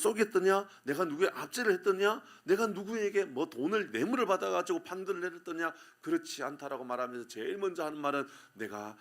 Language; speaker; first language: Korean; native; Korean